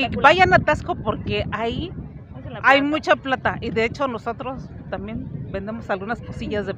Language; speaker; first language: Spanish; native; Spanish